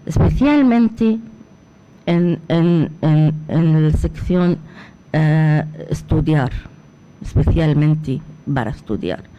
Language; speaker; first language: Spanish; non-native, fluent; Arabic